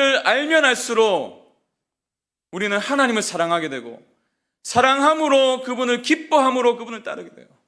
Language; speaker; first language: Korean; native; Korean